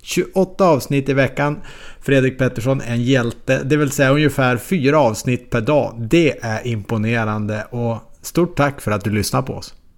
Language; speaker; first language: Swedish; native; Swedish